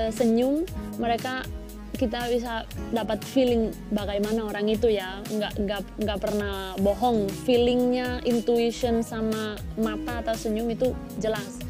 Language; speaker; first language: Indonesian; non-native, fluent; Spanish